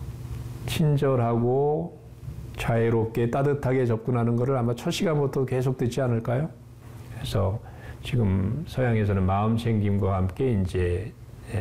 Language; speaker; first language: Korean; native; Korean